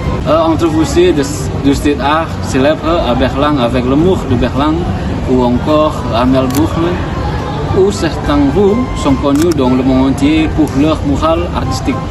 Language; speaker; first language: French; non-native, learner; Indonesian